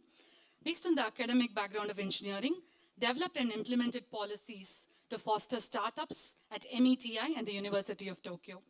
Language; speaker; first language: English; non-native, local second language; Tamil